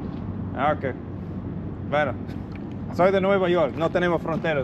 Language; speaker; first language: Spanish; non-native, fluent; English